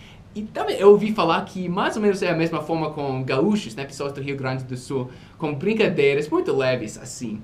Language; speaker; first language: Portuguese; non-native, fluent; English